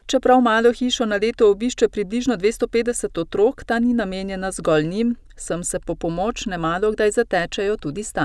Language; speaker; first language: Slovenian; native; Slovenian